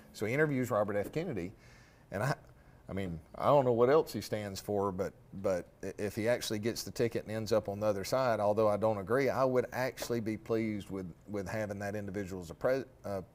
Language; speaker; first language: English; native; English